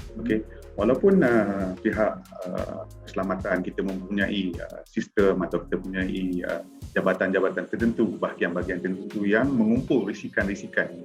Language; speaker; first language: Malay; native; Malay